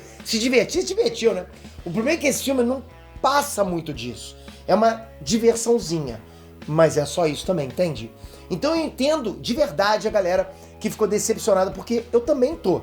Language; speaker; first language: Portuguese; native; Portuguese